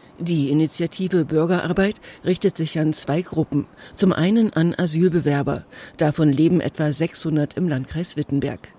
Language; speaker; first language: German; native; German